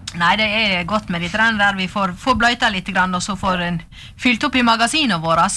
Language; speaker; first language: Norwegian; native; Norwegian